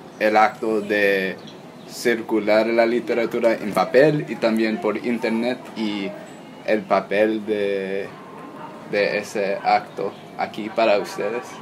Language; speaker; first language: Spanish; non-native, learner; English